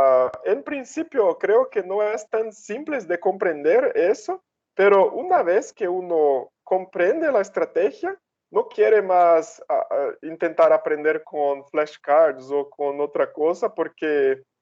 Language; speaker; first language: Spanish; non-native, fluent; Portuguese